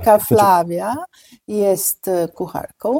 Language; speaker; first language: Polish; non-native, fluent; Italian